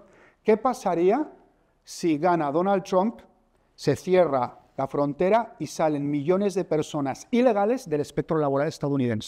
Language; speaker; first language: Spanish; native; Spanish